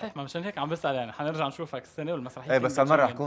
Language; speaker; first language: Arabic; native; Arabic